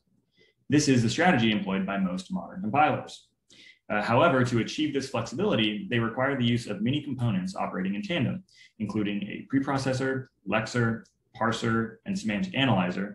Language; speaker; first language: English; native; English